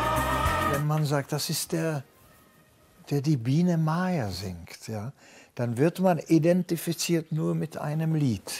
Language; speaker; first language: German; non-native, fluent; Czech